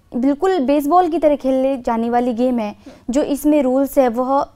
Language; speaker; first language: Hindi; native; Hindi